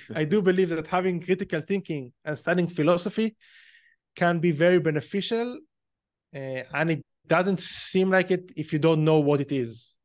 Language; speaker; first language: English; non-native, fluent; Hebrew